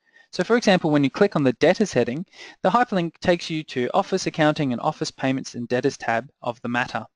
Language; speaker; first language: English; native; English